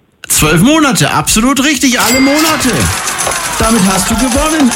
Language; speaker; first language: German; native; German